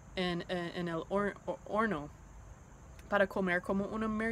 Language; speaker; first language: Spanish; non-native, learner; English